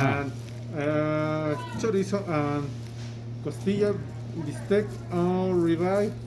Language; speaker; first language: English; non-native, learner; Spanish